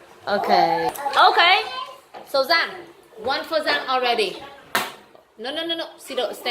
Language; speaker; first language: English; non-native, fluent; Vietnamese